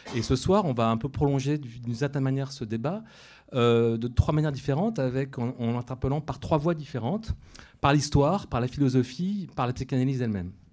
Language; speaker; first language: French; native; French